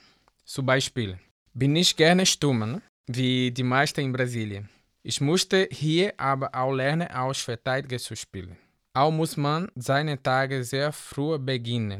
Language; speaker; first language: German; non-native, learner; Portuguese